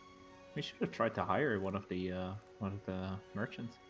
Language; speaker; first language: English; native; English